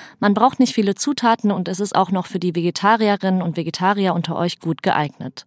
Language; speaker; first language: German; early bilingual, other home language; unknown